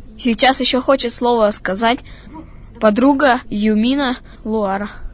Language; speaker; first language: Russian; native; Russian